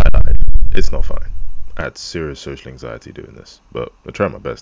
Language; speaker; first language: English; native; English